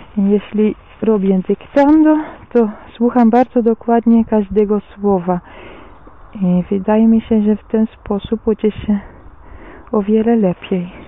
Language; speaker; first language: Polish; non-native, fluent; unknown